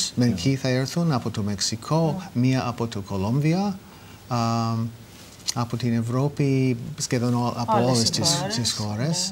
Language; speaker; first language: Greek; non-native, fluent; English